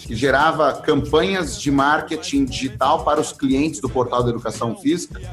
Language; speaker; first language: Portuguese; native; Portuguese